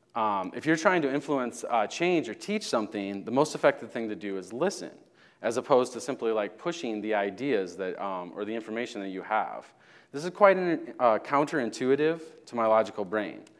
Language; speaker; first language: English; native; English